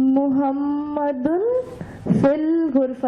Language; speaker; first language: Arabic; non-native, learner; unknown